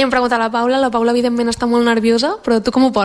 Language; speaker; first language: Catalan; native; Catalan